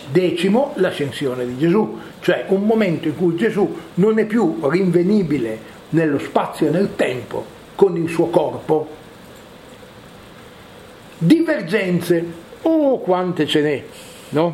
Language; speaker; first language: Italian; native; Italian